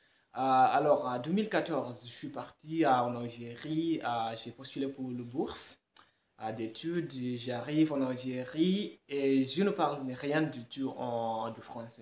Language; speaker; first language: French; non-native, fluent; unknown